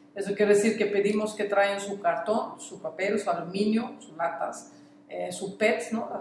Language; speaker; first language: Spanish; non-native, fluent; Dutch